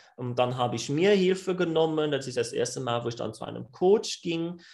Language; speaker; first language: German; non-native, fluent; French